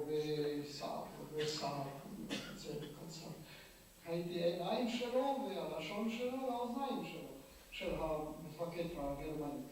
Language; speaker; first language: Hebrew; non-native, fluent; Polish